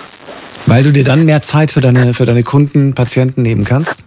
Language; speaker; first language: German; native; German